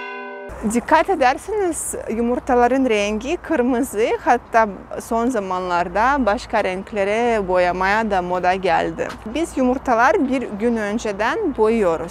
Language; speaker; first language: Turkish; non-native, fluent; Russian